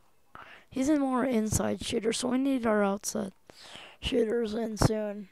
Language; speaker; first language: English; native; English